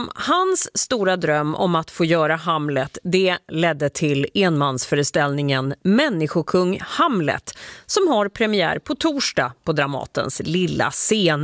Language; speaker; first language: Swedish; native; Swedish